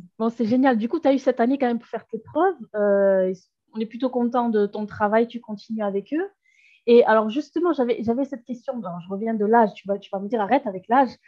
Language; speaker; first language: French; native; French